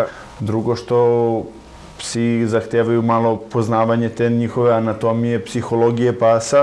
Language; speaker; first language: Serbian; native; Serbian